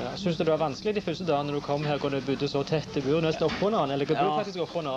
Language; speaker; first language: Norwegian; native; Norwegian